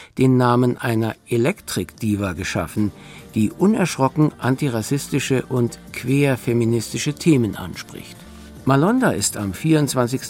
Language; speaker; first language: German; native; German